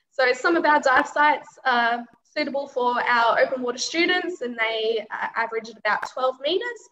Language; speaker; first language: English; native; English